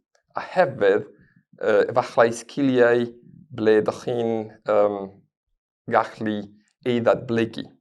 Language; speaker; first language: Welsh; non-native, fluent; Spanish